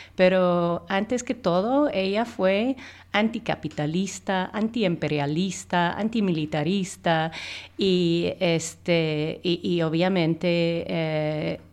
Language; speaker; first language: Spanish; non-native, fluent; English